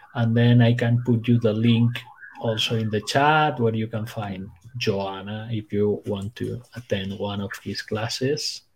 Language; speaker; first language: English; non-native, fluent; Spanish